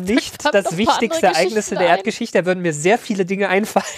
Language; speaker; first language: German; native; German